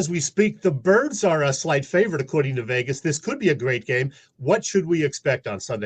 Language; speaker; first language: English; native; English